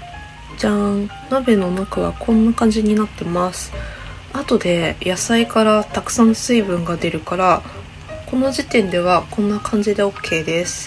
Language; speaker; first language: Japanese; non-native, local second language; Chinese